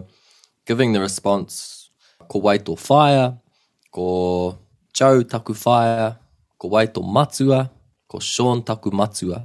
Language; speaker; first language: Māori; non-native, local second language; English